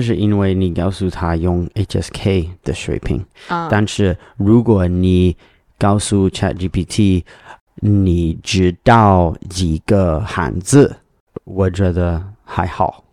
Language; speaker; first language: Chinese; non-native, learner; English